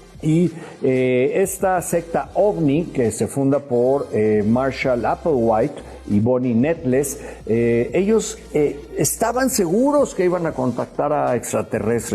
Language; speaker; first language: Spanish; native; Spanish